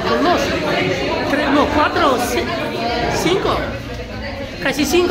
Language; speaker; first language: Spanish; non-native, learner; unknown